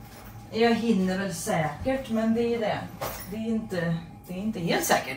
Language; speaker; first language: Swedish; native; Swedish